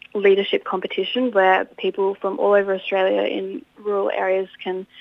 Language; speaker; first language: English; native; English